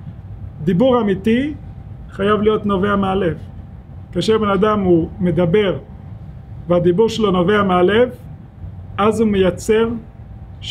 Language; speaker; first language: Hebrew; non-native, fluent; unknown